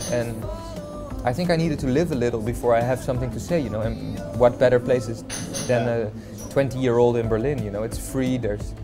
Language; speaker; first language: English; non-native, fluent; Dutch